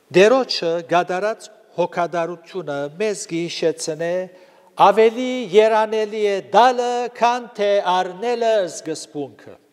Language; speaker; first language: Armenian; native; Armenian